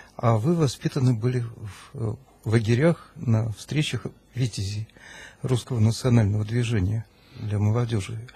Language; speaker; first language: Russian; native; Russian